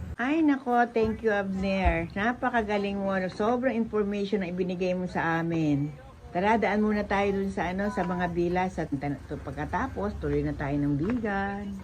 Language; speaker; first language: Filipino; native; Filipino